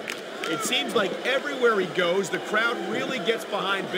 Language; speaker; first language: English; native; English